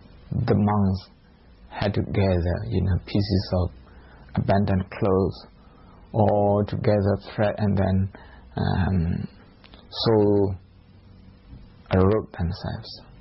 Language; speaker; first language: English; non-native, fluent; Shan